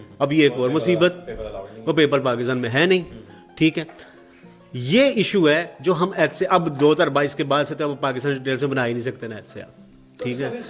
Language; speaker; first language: Urdu; non-native, local second language; Punjabi